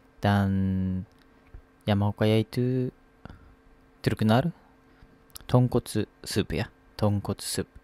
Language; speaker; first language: Indonesian; non-native, learner; Japanese